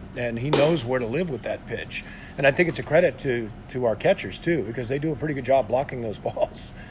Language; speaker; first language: English; native; English